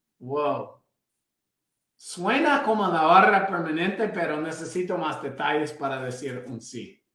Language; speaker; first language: Spanish; non-native, fluent; English